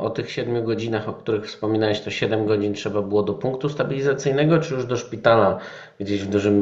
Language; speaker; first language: Polish; native; Polish